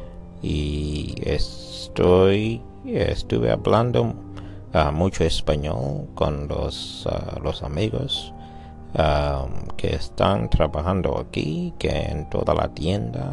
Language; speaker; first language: Spanish; non-native, learner; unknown